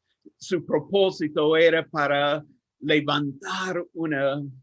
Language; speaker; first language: Spanish; non-native, learner; English